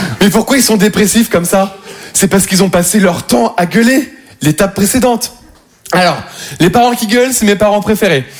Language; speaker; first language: French; native; French